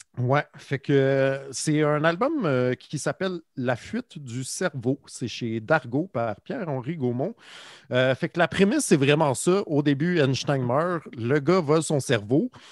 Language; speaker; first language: French; native; French